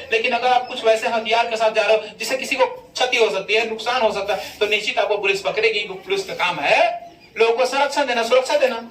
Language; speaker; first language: Hindi; native; Hindi